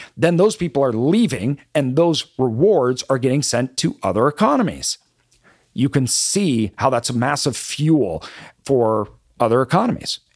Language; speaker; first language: English; native; English